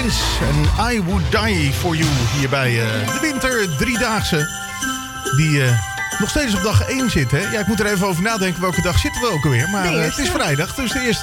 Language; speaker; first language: Dutch; native; Dutch